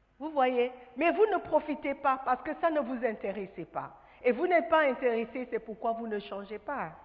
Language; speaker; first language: French; non-native, fluent; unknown